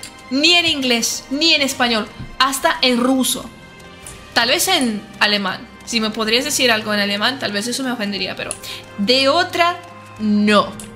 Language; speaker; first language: Spanish; non-native, fluent; Russian